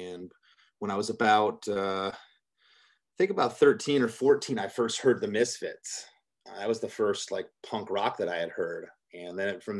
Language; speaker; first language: English; native; English